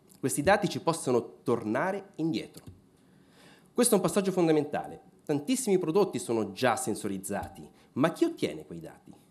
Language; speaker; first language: Italian; native; Italian